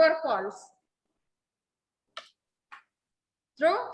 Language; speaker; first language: English; non-native, fluent; Spanish